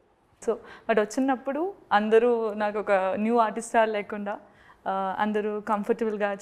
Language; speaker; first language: Telugu; non-native, learner; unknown